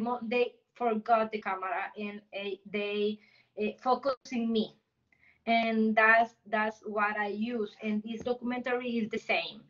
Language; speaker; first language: English; non-native, learner; Spanish